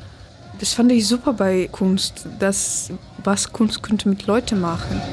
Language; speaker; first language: German; non-native, fluent; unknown